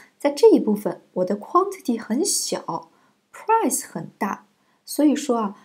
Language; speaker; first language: Chinese; native; Chinese